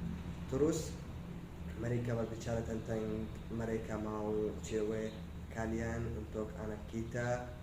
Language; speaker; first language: Indonesian; non-native, learner; Arabic